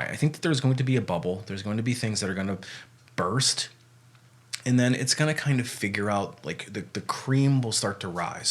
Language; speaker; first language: English; native; English